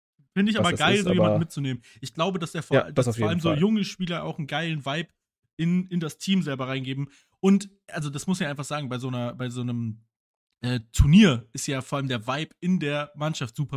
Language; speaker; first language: German; native; German